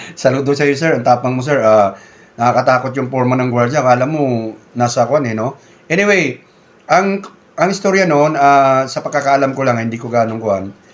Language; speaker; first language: Filipino; non-native, local second language; Cebuano